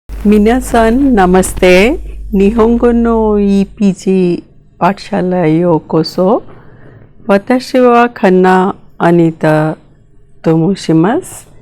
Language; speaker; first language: Japanese; non-native, fluent; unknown